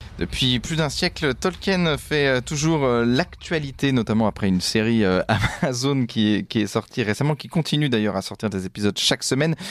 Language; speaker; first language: French; native; French